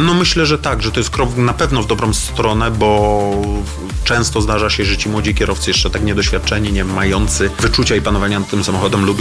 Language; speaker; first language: Polish; native; Polish